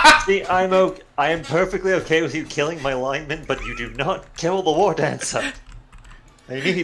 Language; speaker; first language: English; native; English